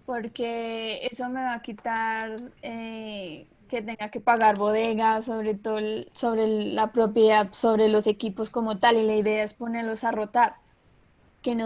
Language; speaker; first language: Spanish; native; Spanish